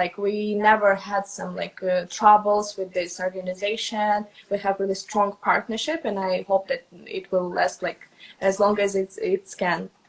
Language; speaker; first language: English; non-native, fluent; Russian